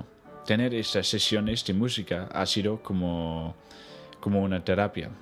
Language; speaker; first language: Spanish; non-native, learner; English